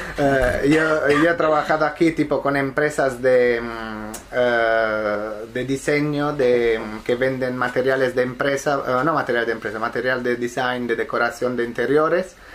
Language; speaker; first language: Spanish; non-native, fluent; Italian